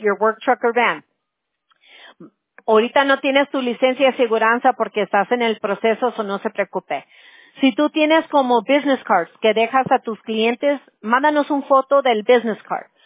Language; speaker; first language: Spanish; early bilingual, other home language; English